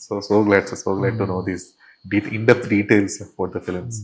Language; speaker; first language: Telugu; native; Telugu